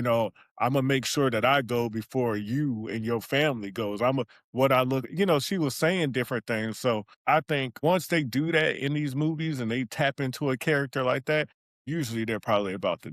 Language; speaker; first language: English; native; English